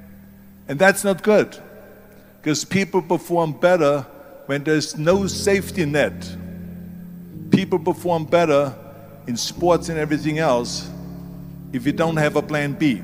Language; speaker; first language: English; non-native, fluent; German